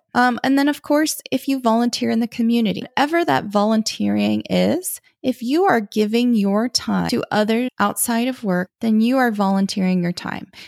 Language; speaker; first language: English; early bilingual, other home language; German